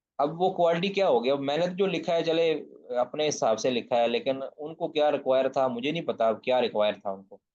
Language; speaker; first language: Urdu; non-native, local second language; Punjabi